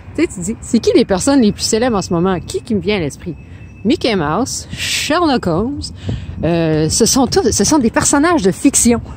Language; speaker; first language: French; native; French